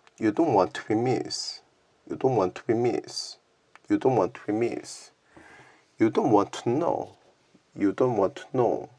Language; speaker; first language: English; non-native, learner; Korean